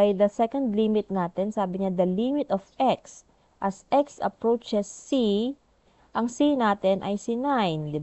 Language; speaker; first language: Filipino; native; Filipino